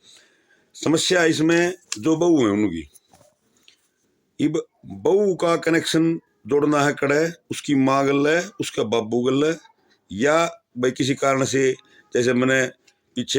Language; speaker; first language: Hindi; native; Hindi